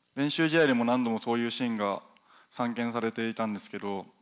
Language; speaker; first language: Japanese; native; Japanese